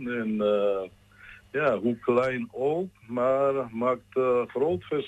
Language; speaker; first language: Dutch; non-native, learner; Georgian